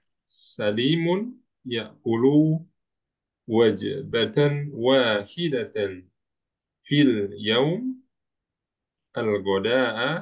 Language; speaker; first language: Arabic; non-native, learner; Indonesian